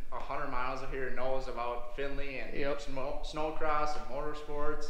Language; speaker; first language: English; native; English